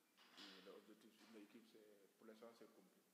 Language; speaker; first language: French; non-native, local second language; Wolof